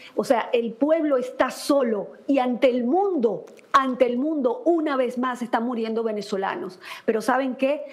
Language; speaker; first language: Spanish; native; Spanish